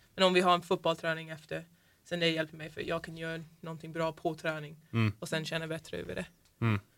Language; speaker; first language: Swedish; non-native, fluent; English